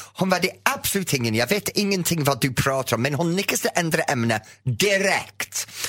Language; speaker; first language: Swedish; non-native, fluent; English